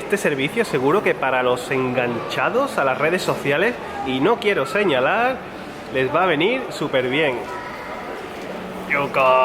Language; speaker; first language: Spanish; native; Spanish